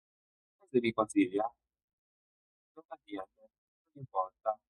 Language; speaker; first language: Italian; non-native, learner; English